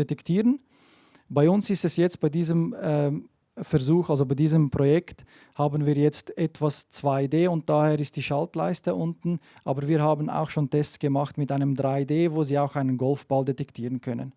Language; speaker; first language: German; native; German